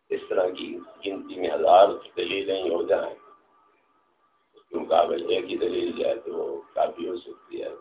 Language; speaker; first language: Urdu; non-native, local second language; Punjabi